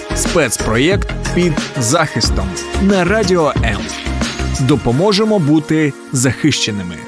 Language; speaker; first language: Ukrainian; native; Ukrainian